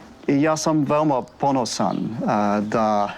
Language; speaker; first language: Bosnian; non-native, fluent; English